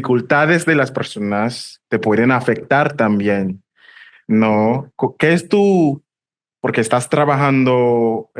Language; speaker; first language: Spanish; non-native, fluent; English